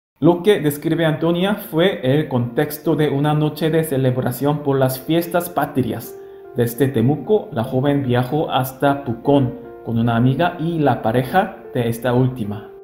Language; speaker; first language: Spanish; non-native, fluent; Korean